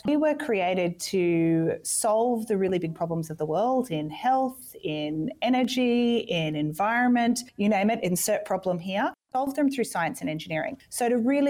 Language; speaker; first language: English; native; English